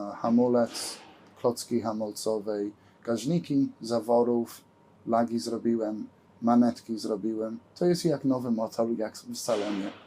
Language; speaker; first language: Polish; non-native, learner; English